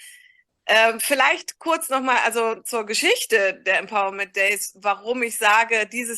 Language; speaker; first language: German; native; German